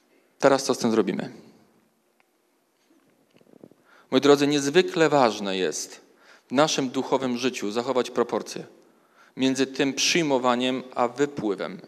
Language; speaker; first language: Polish; native; Polish